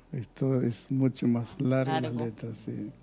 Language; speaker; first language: Spanish; non-native, local second language; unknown